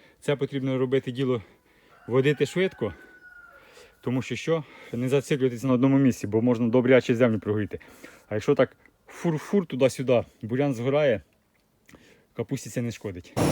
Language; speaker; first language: Ukrainian; native; Ukrainian